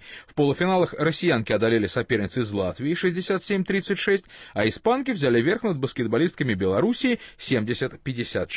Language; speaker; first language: Russian; native; Russian